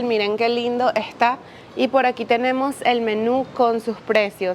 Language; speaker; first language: Spanish; native; Spanish